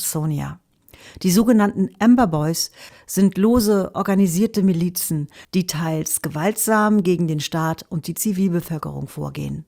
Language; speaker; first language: German; native; German